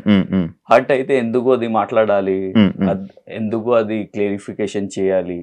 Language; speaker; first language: Telugu; non-native, learner; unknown